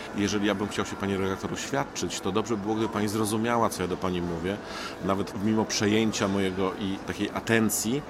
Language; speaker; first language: Polish; native; Polish